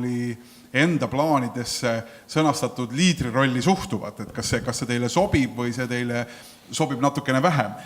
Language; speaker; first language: Estonian; native; Estonian